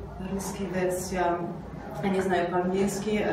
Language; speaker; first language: Russian; non-native, learner; Italian